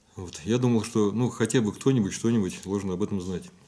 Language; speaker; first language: Russian; native; Russian